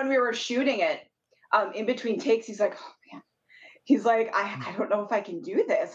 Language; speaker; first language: English; native; English